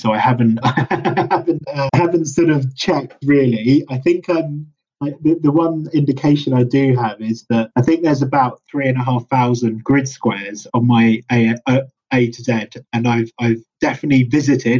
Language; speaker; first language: English; native; English